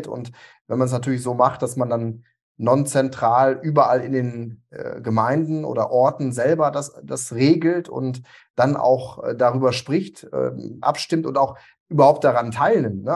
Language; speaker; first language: German; native; German